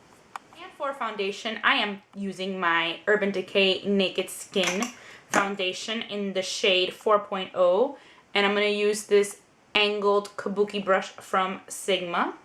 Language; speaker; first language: English; native; English